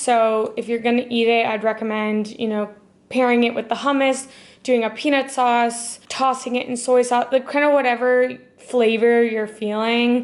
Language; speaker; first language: English; native; English